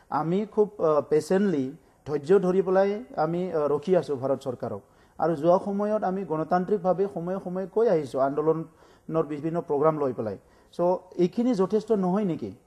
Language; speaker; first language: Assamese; non-native, local second language; Bodo